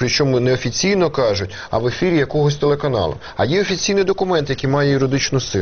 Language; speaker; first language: Ukrainian; native; Ukrainian